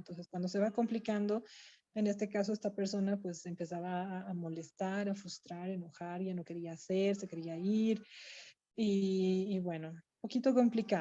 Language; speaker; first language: Spanish; native; Spanish